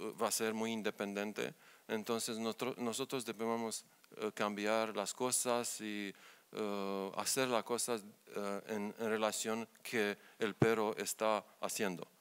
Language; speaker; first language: Spanish; non-native, learner; Romanian